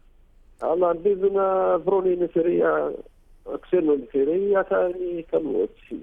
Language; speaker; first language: Greek; non-native, learner; Arabic